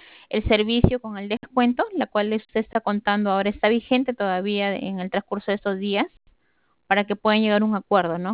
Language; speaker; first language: Spanish; native; Spanish